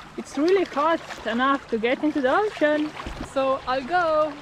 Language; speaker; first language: English; non-native, learner; Slovenian